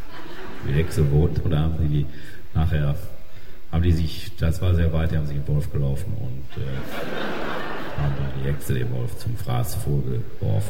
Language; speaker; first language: German; native; German